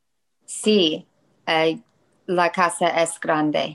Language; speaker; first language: Spanish; non-native, learner; English